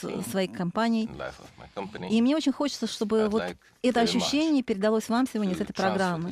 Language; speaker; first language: Russian; native; Russian